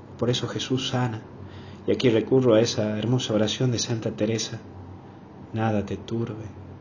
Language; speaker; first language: Spanish; native; Spanish